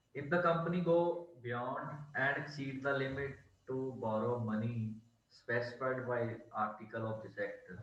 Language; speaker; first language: English; non-native, local second language; Punjabi